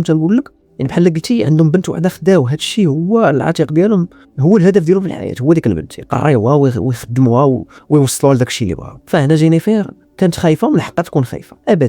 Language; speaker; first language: Arabic; native; Arabic